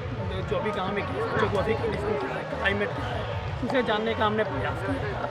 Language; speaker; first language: Hindi; native; Hindi